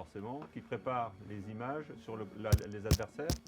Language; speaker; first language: French; native; French